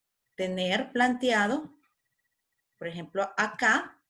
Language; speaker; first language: Spanish; native; Spanish